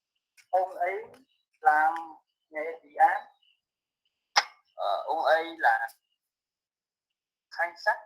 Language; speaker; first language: Vietnamese; non-native, learner; Khmer